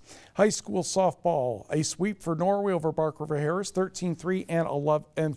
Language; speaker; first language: English; native; English